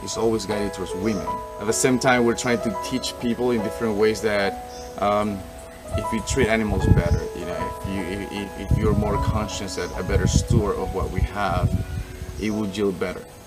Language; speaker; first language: English; non-native, fluent; Spanish